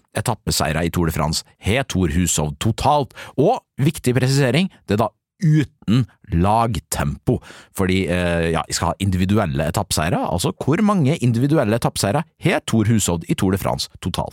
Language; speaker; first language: Norwegian; native; Norwegian